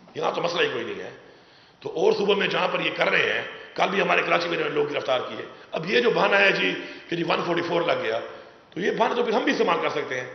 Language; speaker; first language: Urdu; non-native, local second language; Pashto